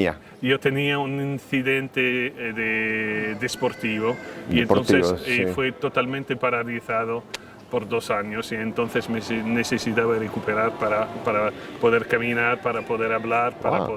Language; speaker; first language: Spanish; non-native, fluent; French